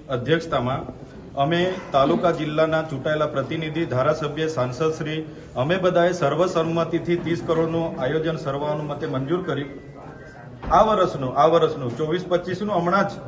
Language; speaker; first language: Gujarati; non-native, local second language; Vasavi